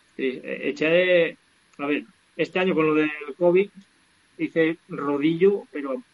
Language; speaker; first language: Spanish; native; Spanish